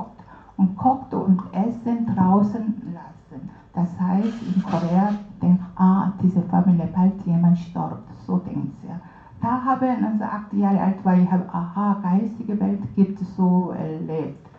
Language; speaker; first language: German; non-native, learner; Korean